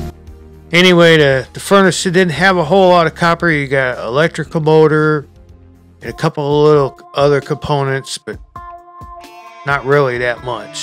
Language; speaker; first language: English; native; English